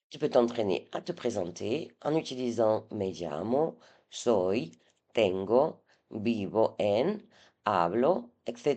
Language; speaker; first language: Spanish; non-native, fluent; French